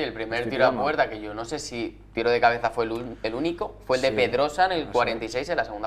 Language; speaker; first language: Spanish; native; Spanish